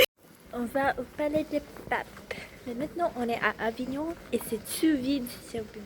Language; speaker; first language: French; non-native, learner; Indonesian